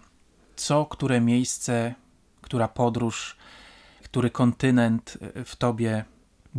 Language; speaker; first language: Polish; native; Polish